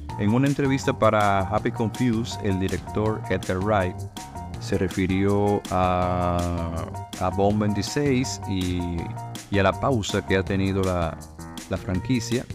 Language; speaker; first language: Spanish; native; Spanish